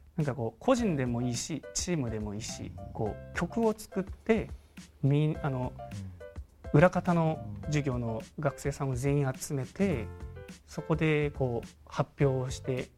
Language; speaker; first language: Japanese; non-native, fluent; Korean